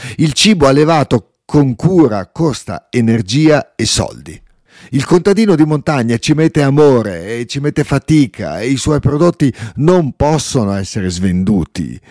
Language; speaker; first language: Italian; non-native, local second language; Ladin